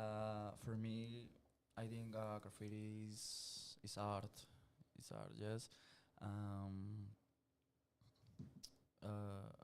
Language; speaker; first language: English; non-native, learner; Spanish